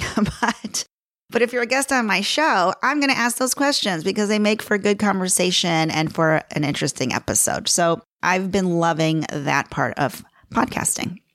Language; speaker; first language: English; native; English